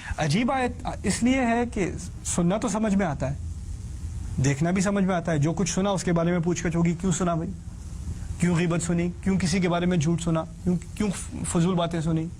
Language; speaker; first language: Urdu; early bilingual, heritage; Urdu